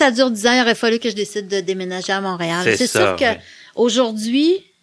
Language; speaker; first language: French; native; French